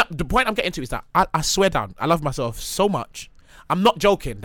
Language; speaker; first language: English; native; English